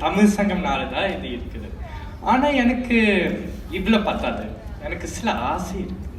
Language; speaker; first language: Tamil; early bilingual, heritage; Tamil